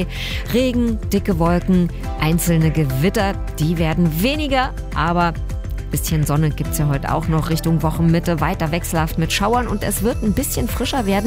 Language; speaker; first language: German; native; German